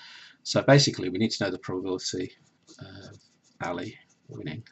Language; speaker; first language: English; native; English